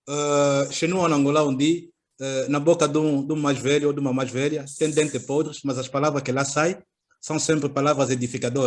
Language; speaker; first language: Portuguese; native; Portuguese